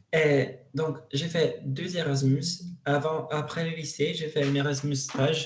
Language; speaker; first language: French; non-native, learner; Italian